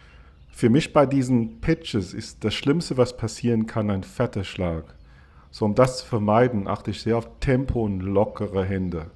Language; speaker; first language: German; non-native, fluent; English